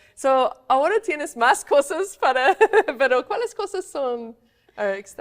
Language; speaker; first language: Spanish; non-native, fluent; English